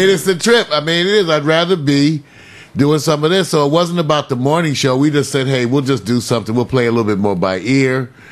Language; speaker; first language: English; native; English